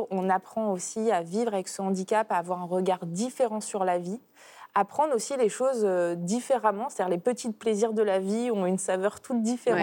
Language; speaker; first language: French; native; French